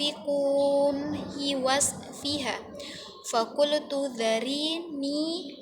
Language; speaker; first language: Arabic; non-native, learner; Indonesian